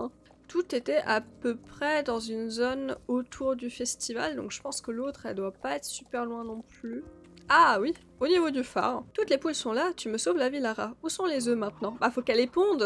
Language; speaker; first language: French; native; French